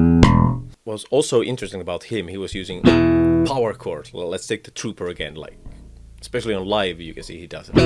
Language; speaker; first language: English; non-native, fluent; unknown